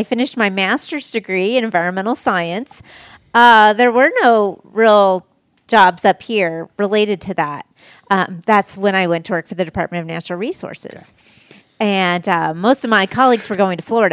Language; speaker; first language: English; native; English